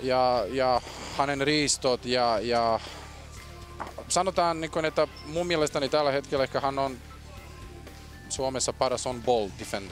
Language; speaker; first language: Finnish; non-native, fluent; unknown